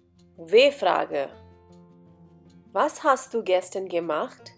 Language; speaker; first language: German; non-native, fluent; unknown